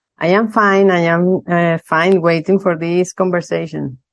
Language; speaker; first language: English; non-native, learner; Spanish